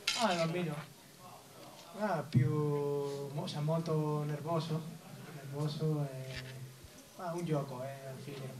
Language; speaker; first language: Italian; non-native, learner; Spanish